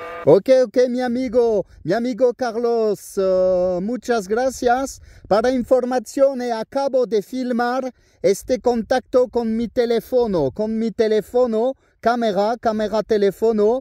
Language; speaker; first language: Spanish; non-native, learner; French